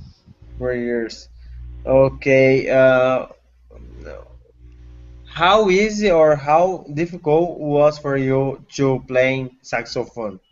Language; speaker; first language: English; non-native, learner; Portuguese